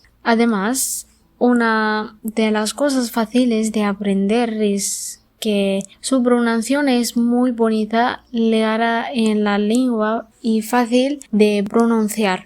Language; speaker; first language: Spanish; non-native, learner; Arabic